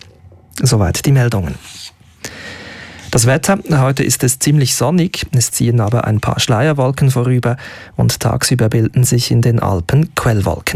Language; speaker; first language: German; native; German